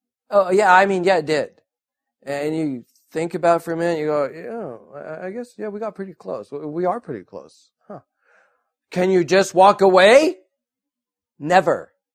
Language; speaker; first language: English; native; English